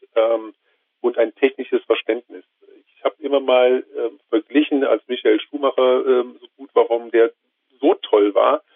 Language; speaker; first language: German; native; German